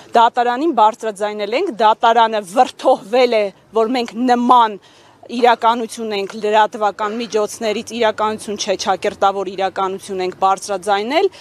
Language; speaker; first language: Armenian; native; Armenian